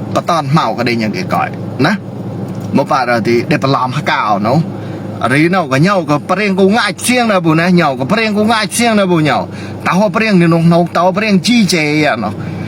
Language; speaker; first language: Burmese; non-native, local second language; Mon